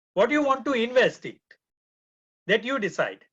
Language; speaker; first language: English; non-native, local second language; Gujarati